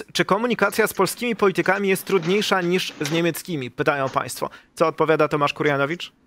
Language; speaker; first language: Polish; native; Polish